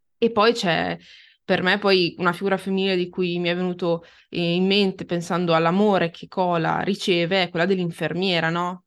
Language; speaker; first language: Italian; early bilingual, other home language; Romanian